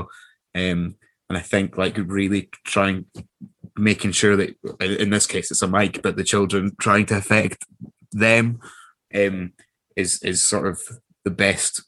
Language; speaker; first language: English; native; English